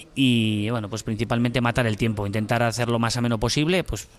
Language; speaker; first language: Spanish; native; Spanish